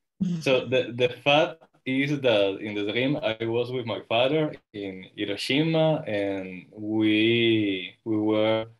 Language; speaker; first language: English; non-native, learner; Spanish